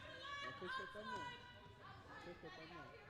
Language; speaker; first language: Portuguese; non-native, learner; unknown